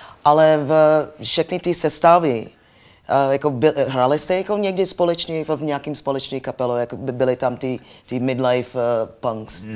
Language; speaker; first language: Czech; non-native, learner; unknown